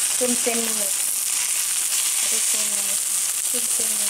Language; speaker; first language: German; non-native, learner; Thai